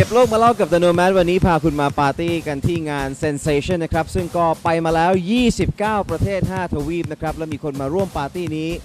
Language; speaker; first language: Thai; native; Thai